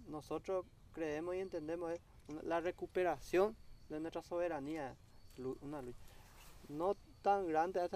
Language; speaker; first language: Spanish; non-native, local second language; Guarani